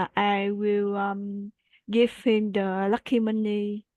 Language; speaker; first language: English; non-native, learner; Vietnamese